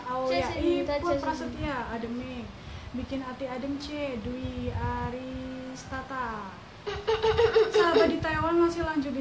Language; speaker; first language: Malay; non-native, local second language; Javanese